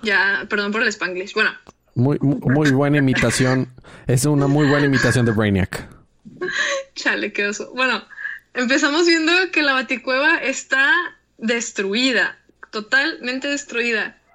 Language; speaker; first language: Spanish; native; Spanish